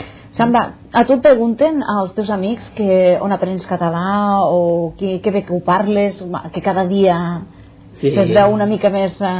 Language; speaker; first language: Catalan; native; Catalan